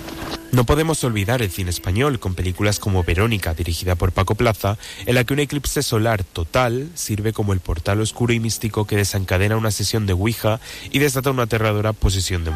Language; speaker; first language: Spanish; native; Spanish